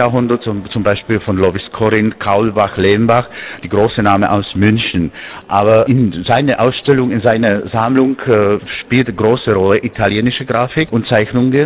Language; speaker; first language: German; non-native, fluent; Czech